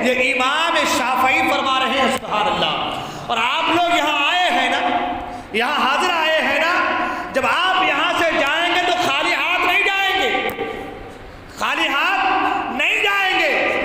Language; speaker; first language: Urdu; native; Urdu